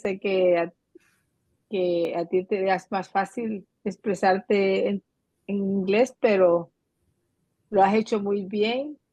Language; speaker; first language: Spanish; native; Spanish